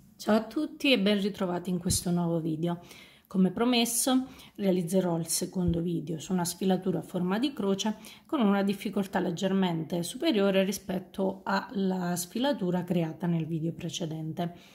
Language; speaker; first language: Italian; native; Italian